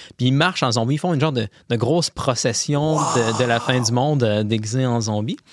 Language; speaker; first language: French; native; French